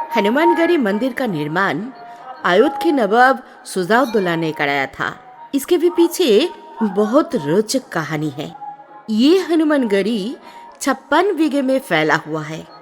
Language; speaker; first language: Hindi; non-native, local second language; Bangla